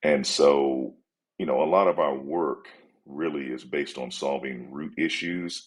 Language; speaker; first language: English; native; English